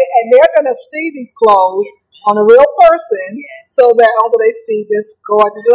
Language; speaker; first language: English; native; English